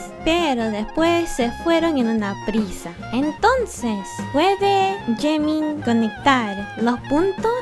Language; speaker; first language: Spanish; non-native, learner; English